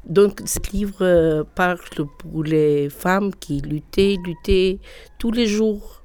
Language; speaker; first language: French; non-native, learner; Albanian